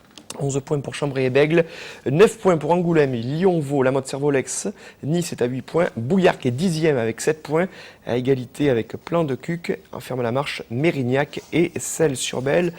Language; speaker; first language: French; native; French